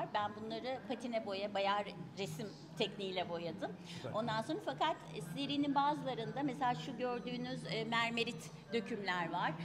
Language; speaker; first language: Turkish; native; Turkish